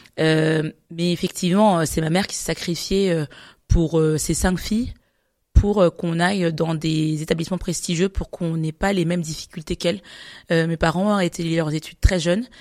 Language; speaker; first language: French; native; French